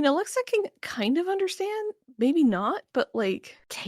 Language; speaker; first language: English; native; English